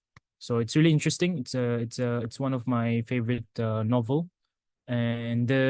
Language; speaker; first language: English; non-native, local second language; Malay